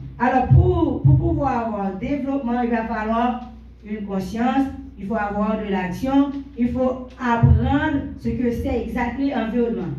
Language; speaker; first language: French; non-native, local second language; Haitian Creole